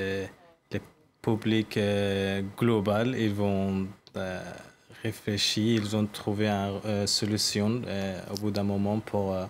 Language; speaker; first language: French; non-native, learner; Persian